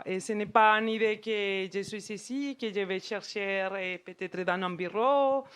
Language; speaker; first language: French; non-native, fluent; Spanish